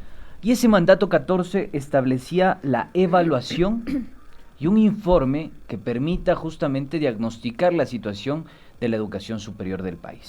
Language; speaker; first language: Spanish; native; Spanish